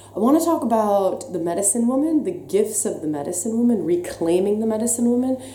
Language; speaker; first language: English; native; English